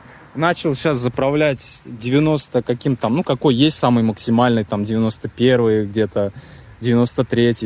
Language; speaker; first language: Russian; native; Russian